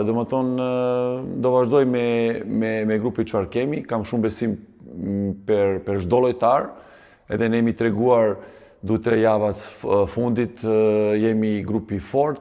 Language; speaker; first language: Albanian; non-native, fluent; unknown